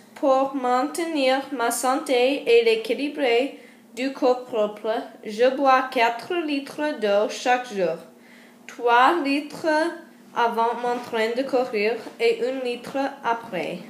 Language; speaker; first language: French; non-native, learner; English